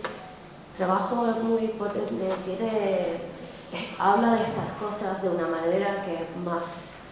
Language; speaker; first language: Spanish; non-native, fluent; English